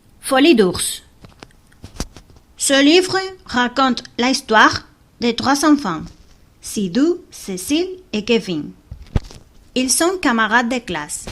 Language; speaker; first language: French; non-native, learner; Spanish